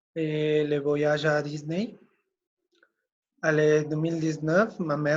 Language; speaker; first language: French; non-native, learner; Spanish